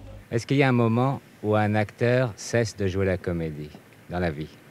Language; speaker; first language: French; native; French